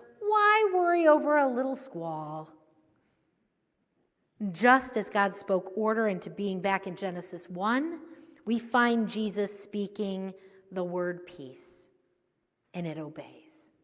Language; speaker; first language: English; native; English